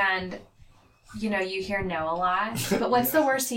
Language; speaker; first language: English; native; English